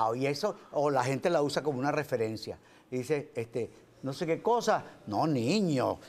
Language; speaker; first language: Spanish; native; Spanish